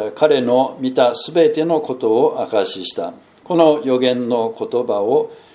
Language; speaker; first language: Japanese; non-native, fluent; English